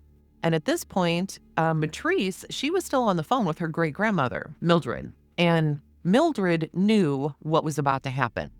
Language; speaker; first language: English; native; English